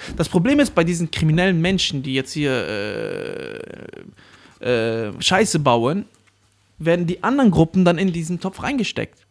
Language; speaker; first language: German; early bilingual, other home language; Arabic